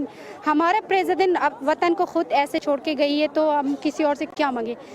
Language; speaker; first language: Hindi; non-native, fluent; Persian